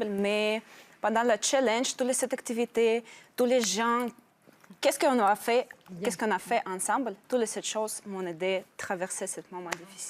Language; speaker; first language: French; non-native, learner; Russian